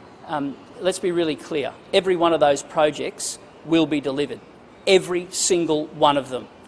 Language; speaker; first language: English; native; English